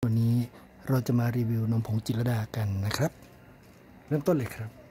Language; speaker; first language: Thai; native; Thai